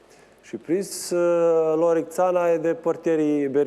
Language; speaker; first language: Albanian; non-native, learner; Serbian